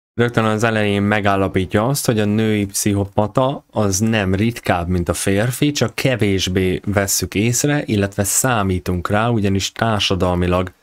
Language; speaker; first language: Hungarian; native; Hungarian